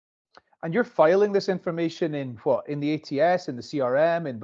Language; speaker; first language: English; native; English